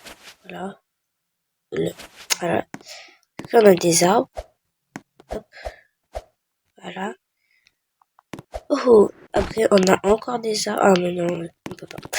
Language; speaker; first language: French; native; French